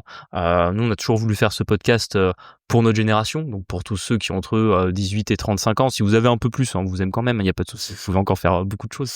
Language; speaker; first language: French; native; French